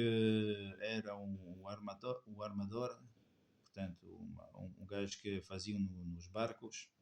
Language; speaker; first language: Portuguese; non-native, fluent; French